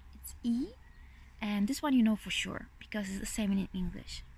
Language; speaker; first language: English; non-native, fluent; Ukrainian